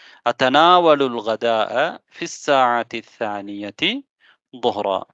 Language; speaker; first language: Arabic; non-native, fluent; Tamil